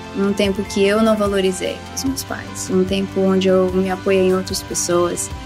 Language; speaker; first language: Portuguese; early bilingual, heritage; Portuguese